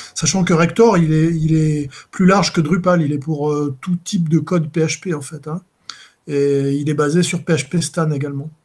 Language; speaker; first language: French; native; French